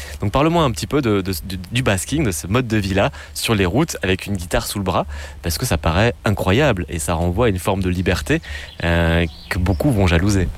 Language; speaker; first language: French; native; French